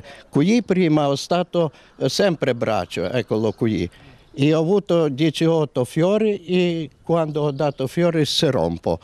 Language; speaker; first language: Italian; non-native, learner; Romanian